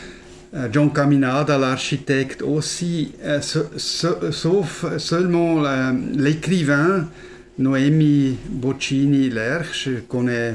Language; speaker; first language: French; non-native, fluent; German